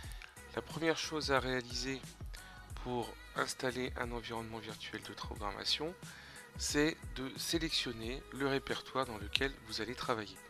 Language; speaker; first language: French; native; French